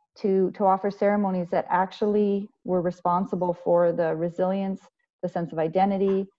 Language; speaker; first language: English; native; English